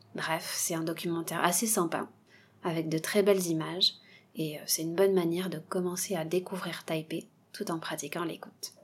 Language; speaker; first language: French; native; French